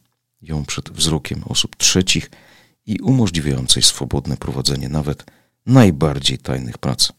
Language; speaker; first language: Polish; native; Polish